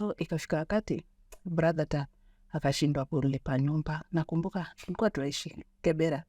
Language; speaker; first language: Swahili; native; Swahili